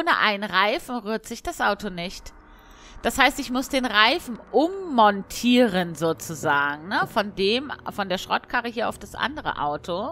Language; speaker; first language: German; native; German